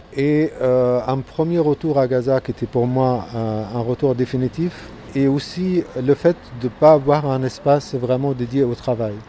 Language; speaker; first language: French; non-native, fluent; Arabic